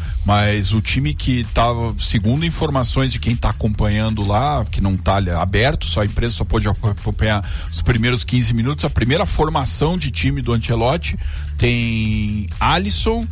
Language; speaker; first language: Portuguese; native; Portuguese